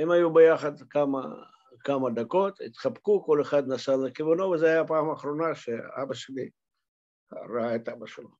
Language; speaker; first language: Hebrew; non-native, fluent; Russian